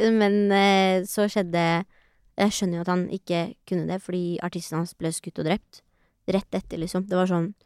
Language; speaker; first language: Norwegian; early bilingual, other home language; Persian